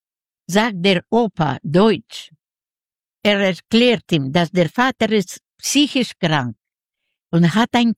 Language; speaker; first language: German; non-native, learner; Yiddish